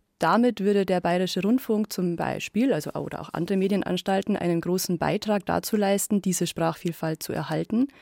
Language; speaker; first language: German; native; German